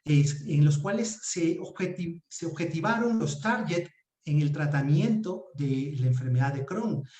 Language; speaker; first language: Spanish; native; Spanish